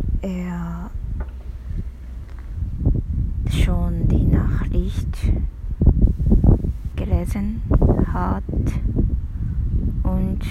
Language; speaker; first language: German; non-native, learner; Japanese